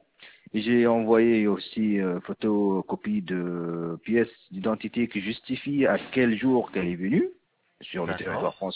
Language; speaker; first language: French; non-native, local second language; Arabic